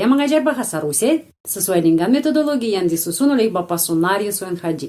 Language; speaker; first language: Indonesian; non-native, fluent; Russian